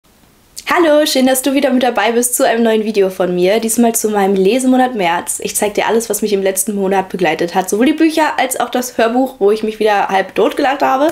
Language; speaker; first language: German; native; German